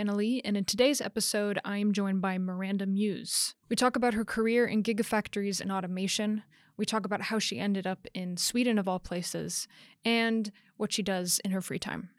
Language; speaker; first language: English; native; English